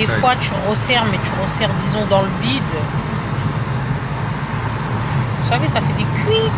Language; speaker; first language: French; native; French